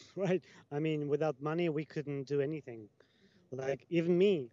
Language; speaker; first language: English; non-native, fluent; Italian